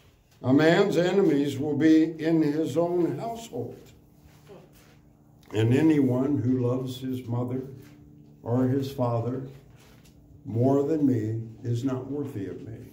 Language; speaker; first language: English; native; English